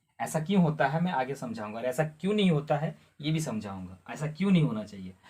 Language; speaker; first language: Hindi; non-native, local second language; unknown